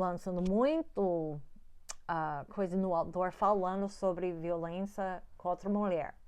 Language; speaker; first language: Portuguese; non-native, fluent; English